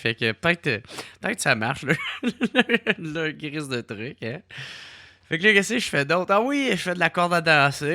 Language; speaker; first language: French; native; French